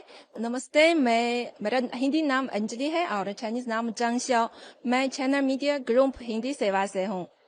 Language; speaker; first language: Hindi; non-native, fluent; Chinese